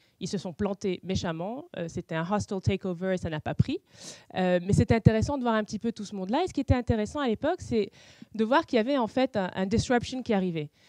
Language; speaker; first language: French; non-native, local second language; Arabic